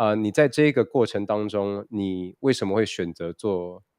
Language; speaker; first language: Chinese; early bilingual, other home language; Indonesian